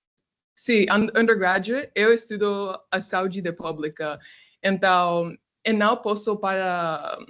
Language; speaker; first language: Portuguese; non-native, learner; English